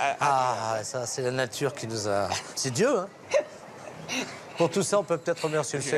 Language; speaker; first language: French; native; French